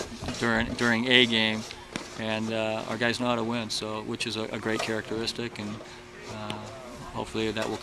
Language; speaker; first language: English; native; English